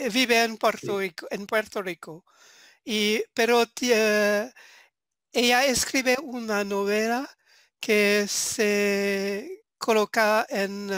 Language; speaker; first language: Spanish; non-native, fluent; French